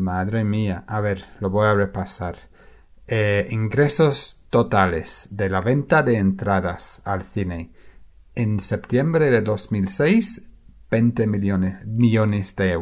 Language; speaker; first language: Spanish; non-native, fluent; English